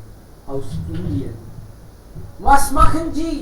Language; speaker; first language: German; non-native, fluent; Hindi